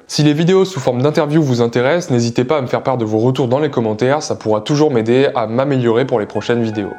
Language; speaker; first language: French; native; French